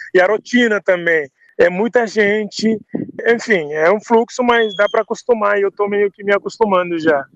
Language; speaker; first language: Portuguese; non-native, local second language; Upper Guinea Crioulo